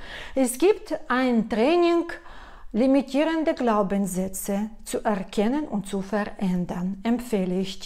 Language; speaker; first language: German; non-native, fluent; Russian